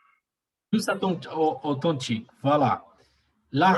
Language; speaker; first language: French; non-native, learner; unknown